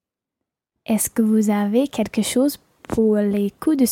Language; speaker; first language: French; non-native, learner; English